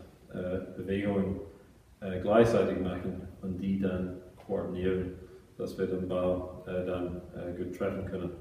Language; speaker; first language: German; non-native, fluent; English